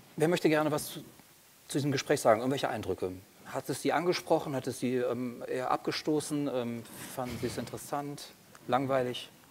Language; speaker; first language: German; native; German